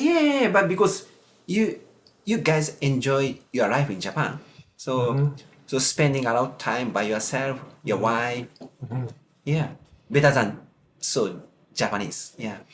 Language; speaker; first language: English; non-native, learner; Japanese